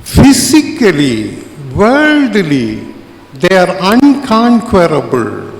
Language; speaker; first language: English; non-native, local second language; Tamil